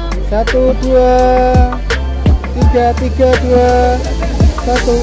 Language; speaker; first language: Indonesian; non-native, local second language; Javanese